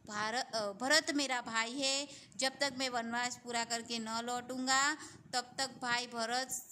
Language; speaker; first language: Hindi; non-native, local second language; Gujarati